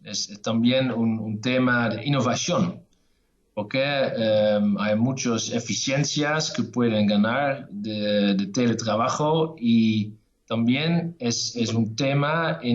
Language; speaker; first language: Spanish; non-native, fluent; Dutch